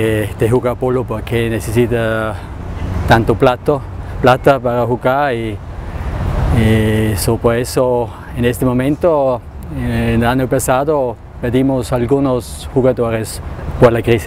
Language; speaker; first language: Spanish; non-native, learner; German